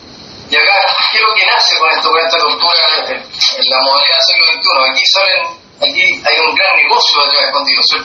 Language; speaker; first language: Spanish; native; Spanish